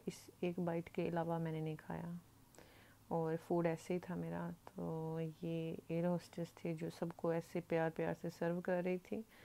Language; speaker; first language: Urdu; non-native, local second language; Punjabi